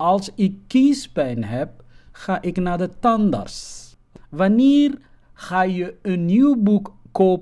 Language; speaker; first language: Dutch; non-native, fluent; Somali